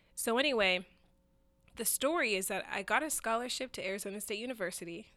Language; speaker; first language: English; early bilingual, other home language; Yoruba